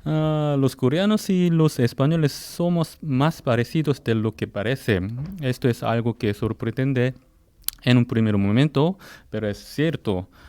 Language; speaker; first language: Spanish; non-native, fluent; Korean